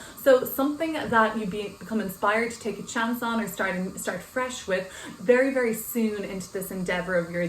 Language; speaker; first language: English; native; English